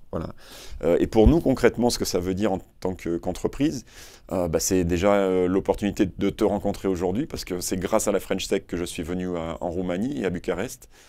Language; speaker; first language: French; native; French